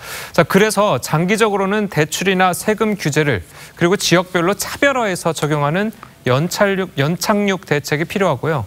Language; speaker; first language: Korean; native; Korean